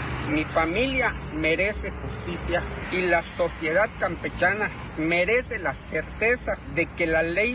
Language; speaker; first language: Spanish; native; Spanish